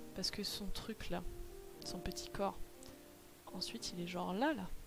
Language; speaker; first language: French; native; French